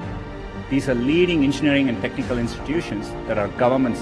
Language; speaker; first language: English; non-native, local second language; Tamil